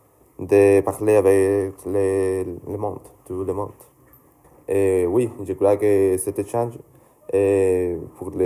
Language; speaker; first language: French; non-native, learner; Spanish